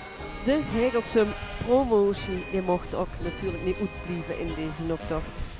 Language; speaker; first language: Dutch; native; Dutch